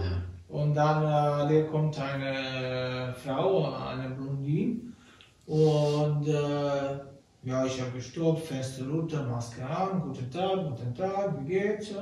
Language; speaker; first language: German; non-native, learner; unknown